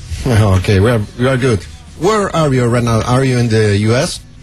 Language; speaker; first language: English; non-native, fluent; Spanish